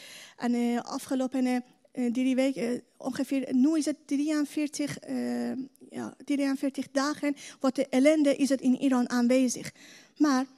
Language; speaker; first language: Dutch; non-native, learner; Persian